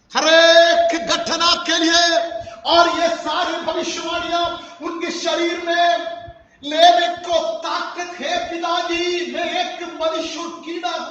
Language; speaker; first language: Hindi; non-native, local second language; Malayalam